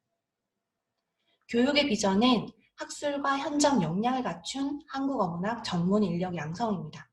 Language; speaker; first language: Korean; native; Korean